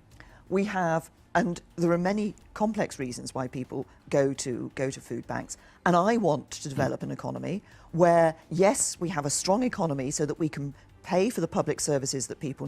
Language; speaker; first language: English; native; English